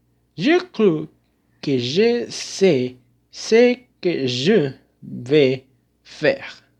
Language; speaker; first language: French; non-native, learner; Spanish